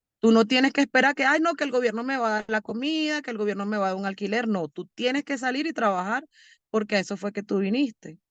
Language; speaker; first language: Spanish; native; Spanish